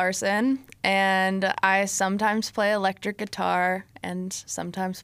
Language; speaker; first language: English; native; English